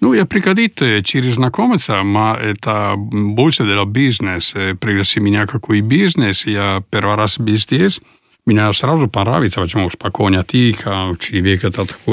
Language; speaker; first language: Russian; non-native, learner; Italian